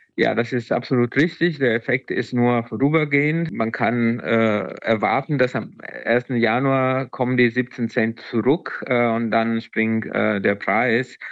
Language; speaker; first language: German; non-native, fluent; Italian